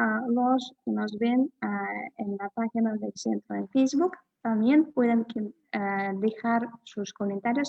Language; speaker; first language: Spanish; non-native, fluent; Russian